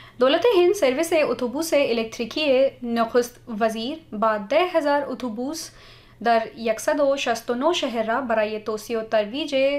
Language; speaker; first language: Persian; non-native, fluent; Hindi